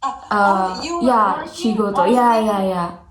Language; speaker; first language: English; non-native, learner; Indonesian